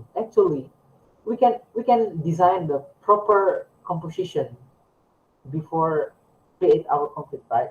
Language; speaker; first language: English; non-native, learner; Indonesian